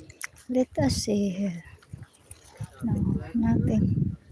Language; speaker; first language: English; non-native, local second language; Filipino